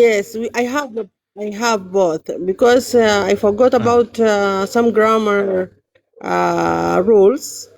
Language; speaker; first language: English; non-native, learner; Arabic